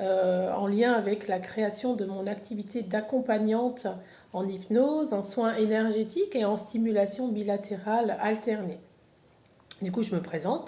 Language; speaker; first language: French; native; French